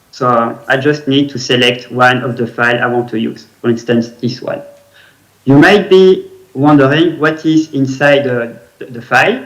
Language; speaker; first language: English; non-native, fluent; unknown